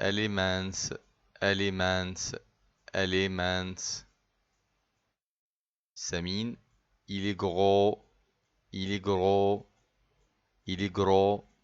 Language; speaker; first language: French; non-native, fluent; Arabic